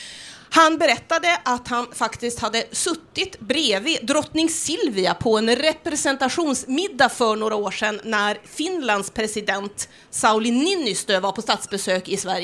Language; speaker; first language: Swedish; native; Swedish